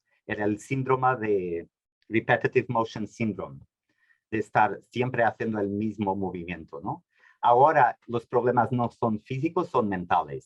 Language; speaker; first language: Spanish; non-native, fluent; Portuguese